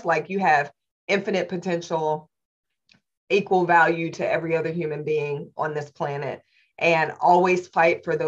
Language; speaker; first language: English; native; English